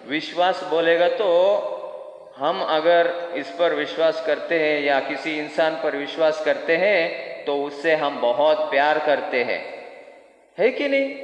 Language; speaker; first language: Hindi; non-native, local second language; Kannada